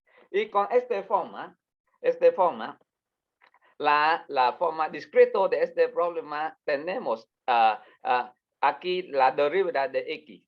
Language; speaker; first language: Spanish; non-native, learner; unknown